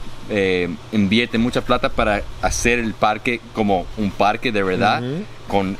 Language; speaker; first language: Spanish; early bilingual, heritage; Spanish